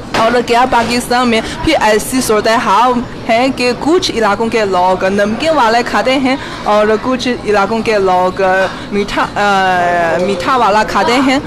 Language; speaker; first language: Urdu; non-native, fluent; Chinese